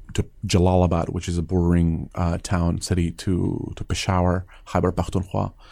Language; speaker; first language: English; early bilingual, other home language; Persian